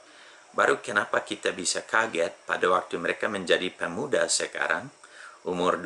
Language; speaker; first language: Indonesian; non-native, fluent; English